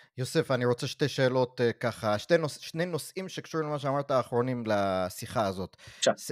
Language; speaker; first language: Hebrew; non-native, fluent; English